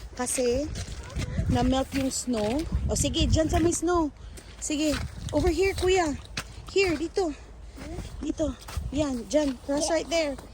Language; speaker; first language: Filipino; native; Filipino